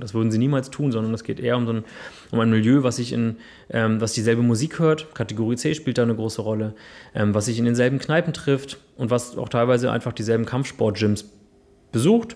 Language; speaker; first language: German; native; German